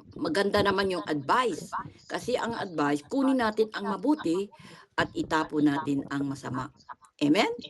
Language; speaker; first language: Filipino; non-native, local second language; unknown